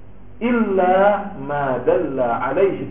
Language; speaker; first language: Indonesian; native; Indonesian